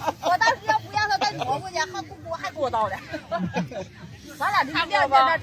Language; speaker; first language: Chinese; native; Chinese